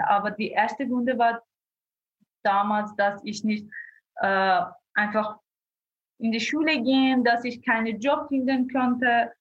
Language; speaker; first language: German; non-native, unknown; Persian